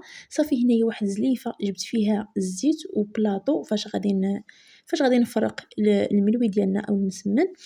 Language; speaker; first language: Arabic; native; Arabic